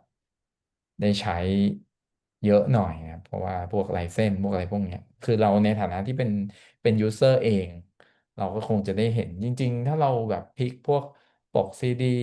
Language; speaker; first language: Thai; native; Thai